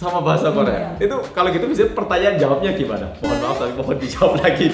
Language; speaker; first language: Indonesian; native; Indonesian